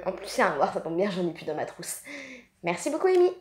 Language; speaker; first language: French; native; French